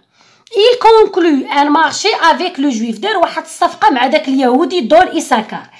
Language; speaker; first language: Arabic; native; Arabic